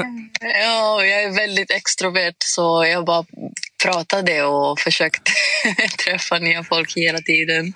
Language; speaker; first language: Swedish; non-native, fluent; Greek